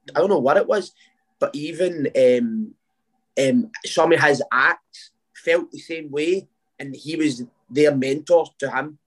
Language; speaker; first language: English; native; English